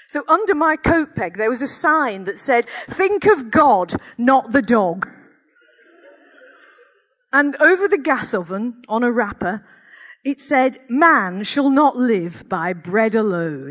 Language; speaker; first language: English; native; English